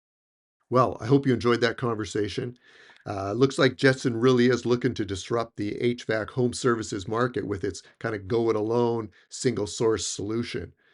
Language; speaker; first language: English; native; English